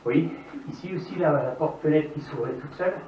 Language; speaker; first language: French; native; French